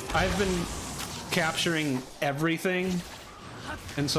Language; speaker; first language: English; native; English